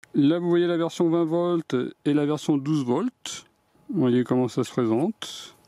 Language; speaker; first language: French; native; French